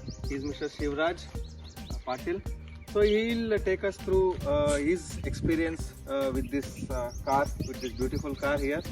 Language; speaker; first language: English; non-native, local second language; Kannada